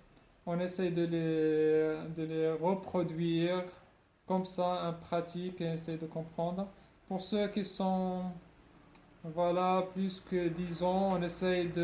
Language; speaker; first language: French; non-native, local second language; Arabic